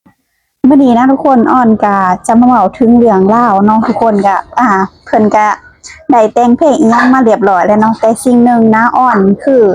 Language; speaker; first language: Thai; non-native, local second language; Northeastern Thai